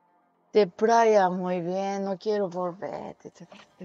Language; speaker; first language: Spanish; non-native, learner; Japanese